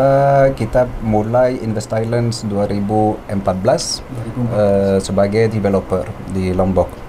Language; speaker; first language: Indonesian; non-native, fluent; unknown